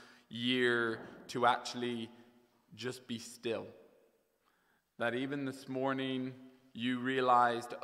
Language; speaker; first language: English; native; English